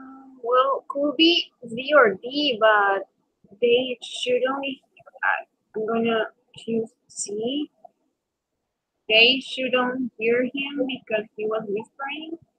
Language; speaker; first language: English; non-native, learner; Spanish